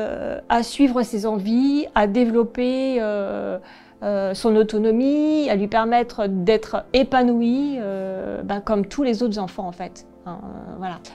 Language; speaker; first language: French; native; French